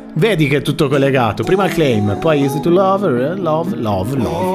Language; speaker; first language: Italian; native; Italian